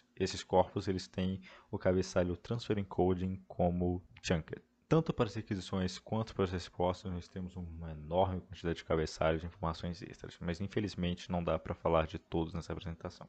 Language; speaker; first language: Portuguese; native; Portuguese